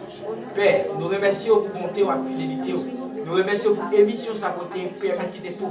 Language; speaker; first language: French; non-native, local second language; Haitian Creole